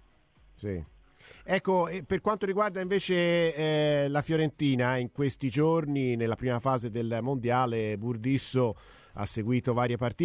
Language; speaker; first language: Italian; native; Italian